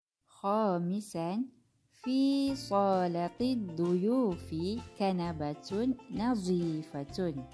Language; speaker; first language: Arabic; non-native, fluent; Malay